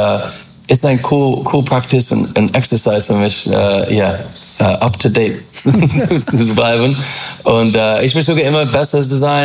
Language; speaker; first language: German; non-native, learner; English